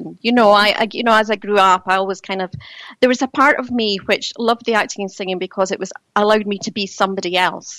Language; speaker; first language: English; native; English